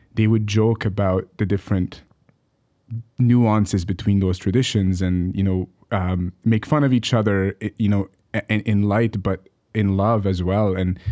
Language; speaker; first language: English; early bilingual, other home language; Arabic